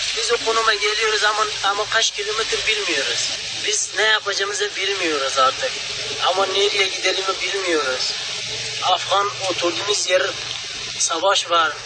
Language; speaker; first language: Turkish; non-native, learner; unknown